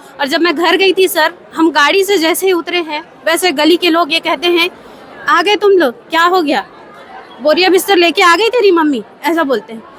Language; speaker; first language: Hindi; native; Hindi